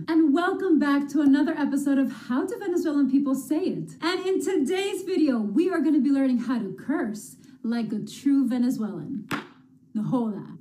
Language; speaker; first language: English; early bilingual, other home language; Spanish